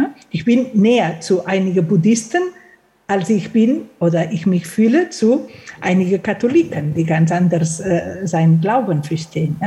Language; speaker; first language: German; non-native, fluent; Catalan